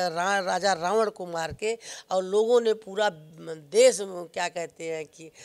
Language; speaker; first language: Hindi; native; Hindi